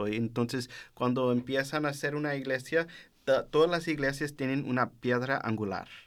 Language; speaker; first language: Spanish; early bilingual, heritage; Spanish